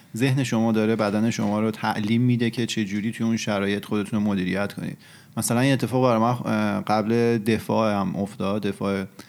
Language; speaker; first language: Persian; native; Persian